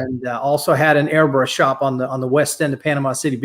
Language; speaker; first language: English; native; English